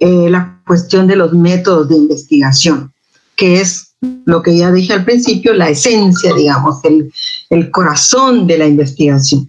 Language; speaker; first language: Spanish; native; Spanish